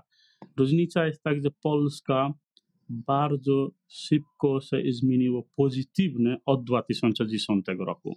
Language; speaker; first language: Polish; non-native, learner; Nepali